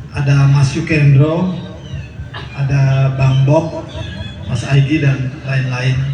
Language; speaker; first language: Indonesian; native; Indonesian